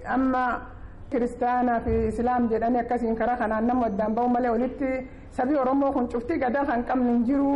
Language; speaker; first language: Oromo; native; Oromo